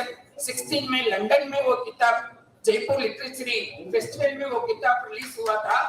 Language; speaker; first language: Hindi; non-native, local second language; Tamil